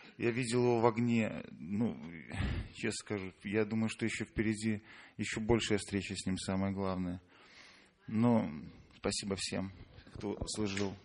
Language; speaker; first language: Russian; native; Russian